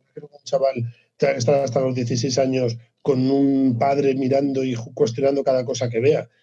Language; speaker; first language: Spanish; native; Spanish